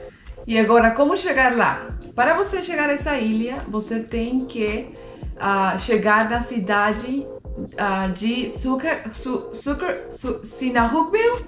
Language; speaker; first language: Portuguese; non-native, fluent; Spanish